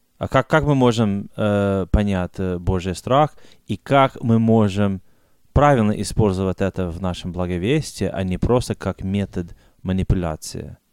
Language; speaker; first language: Russian; non-native, fluent; English